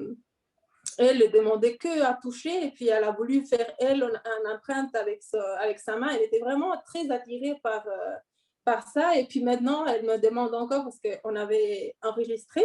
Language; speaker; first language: French; non-native, fluent; Spanish